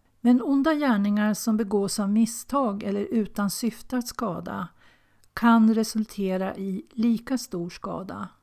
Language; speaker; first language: Swedish; native; Swedish